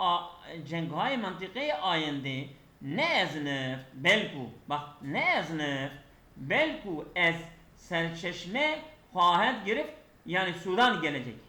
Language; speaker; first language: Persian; non-native, fluent; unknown